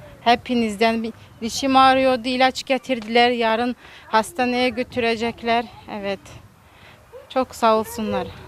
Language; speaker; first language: Turkish; early bilingual, heritage; Turkish